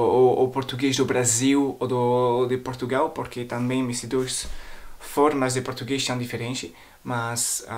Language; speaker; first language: Portuguese; non-native, fluent; French